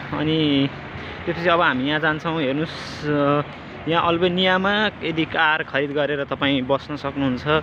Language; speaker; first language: Nepali; native; Nepali